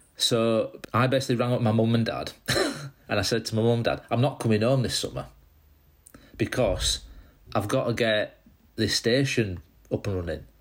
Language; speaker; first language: English; native; English